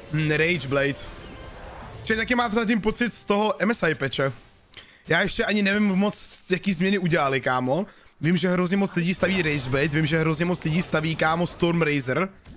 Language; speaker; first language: Czech; native; Czech